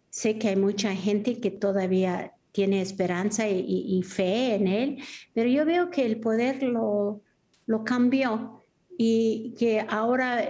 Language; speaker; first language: Spanish; early bilingual, heritage; Spanish